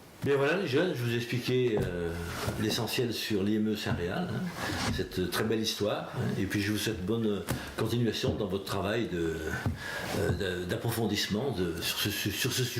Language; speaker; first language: French; native; French